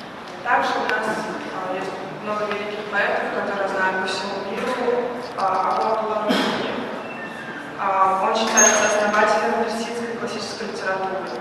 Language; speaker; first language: Russian; non-native, fluent; Tajik